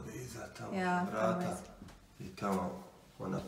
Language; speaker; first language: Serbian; early bilingual, heritage; Serbian